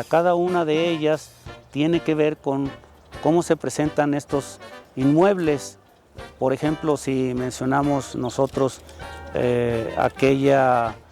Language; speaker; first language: Spanish; native; Spanish